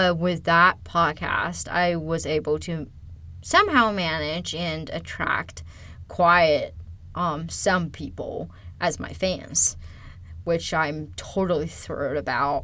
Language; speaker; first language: English; non-native, fluent; Chinese